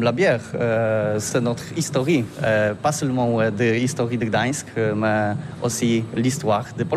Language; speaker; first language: French; non-native, learner; Polish